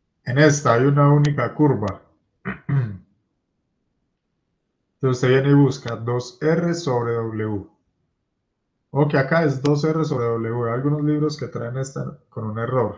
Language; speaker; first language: Spanish; native; Spanish